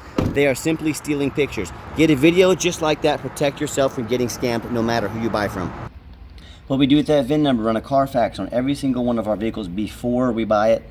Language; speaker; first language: English; native; English